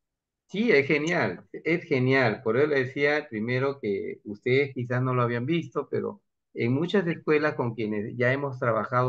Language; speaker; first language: Spanish; native; Spanish